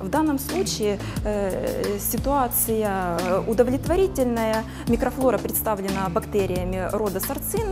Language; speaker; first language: Russian; native; Russian